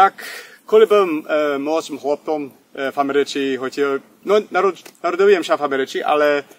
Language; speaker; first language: Ukrainian; early bilingual, heritage; English